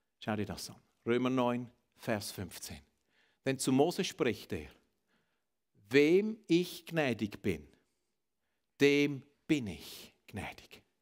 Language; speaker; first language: German; native; German